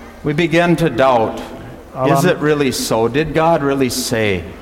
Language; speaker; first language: English; native; English